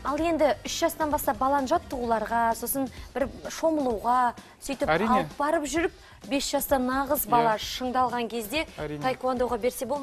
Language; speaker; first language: Kazakh; native; Kazakh